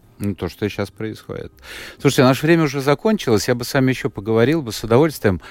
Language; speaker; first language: Russian; native; Russian